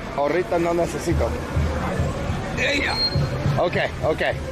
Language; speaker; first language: Spanish; non-native, learner; English